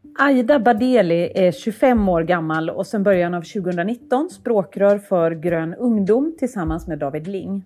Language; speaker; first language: Swedish; native; Swedish